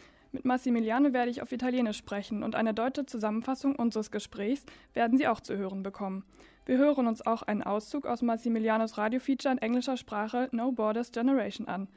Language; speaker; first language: German; native; German